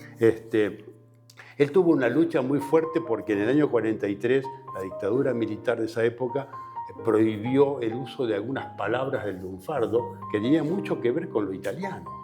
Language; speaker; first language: Spanish; native; Spanish